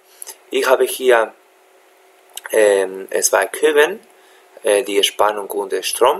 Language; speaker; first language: German; non-native, fluent; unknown